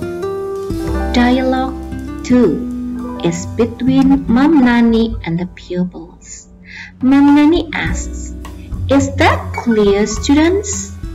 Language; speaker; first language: English; non-native, fluent; Indonesian